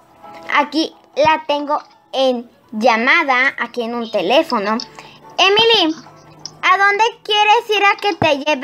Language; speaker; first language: Spanish; native; Spanish